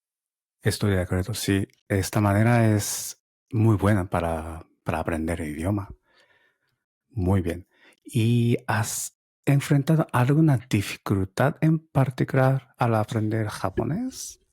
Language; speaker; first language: Spanish; non-native, learner; Japanese